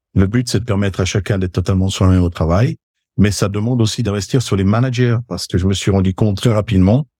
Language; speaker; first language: French; native; French